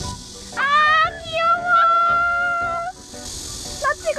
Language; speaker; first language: Korean; native; Korean